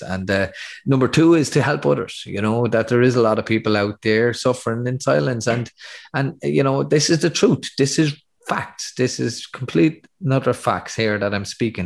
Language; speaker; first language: English; native; English